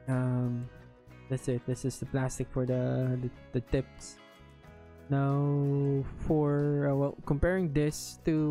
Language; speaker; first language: English; non-native, local second language; Filipino